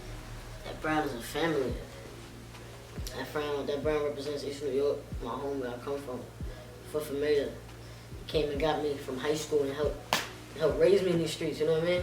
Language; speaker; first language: English; native; English